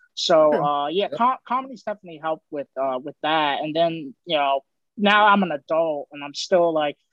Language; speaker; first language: English; native; English